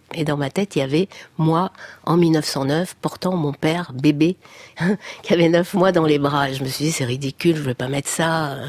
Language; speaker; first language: French; native; French